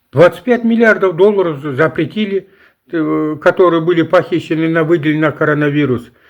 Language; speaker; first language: Russian; non-native, local second language; Kazakh